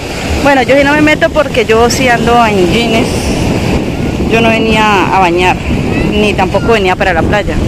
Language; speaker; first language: Spanish; native; Spanish